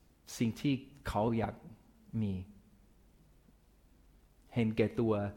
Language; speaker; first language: Thai; non-native, fluent; English